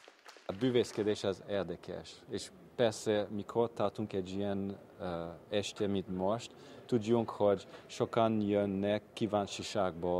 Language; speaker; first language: Hungarian; non-native, fluent; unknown